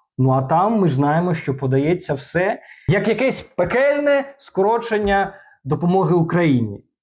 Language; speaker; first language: Ukrainian; non-native, local second language; Russian